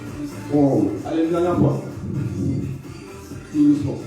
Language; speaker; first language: French; native; French